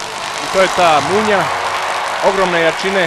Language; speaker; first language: Bosnian; native; Bosnian